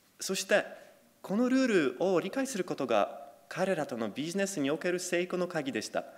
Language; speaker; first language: Japanese; non-native, fluent; Polish